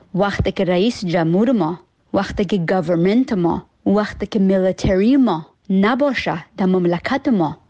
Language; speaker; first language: Persian; early bilingual, heritage; Persian